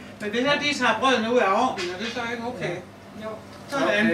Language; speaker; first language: Danish; native; Danish